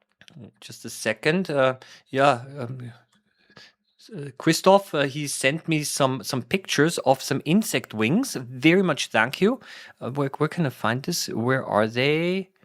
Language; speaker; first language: English; non-native, fluent; German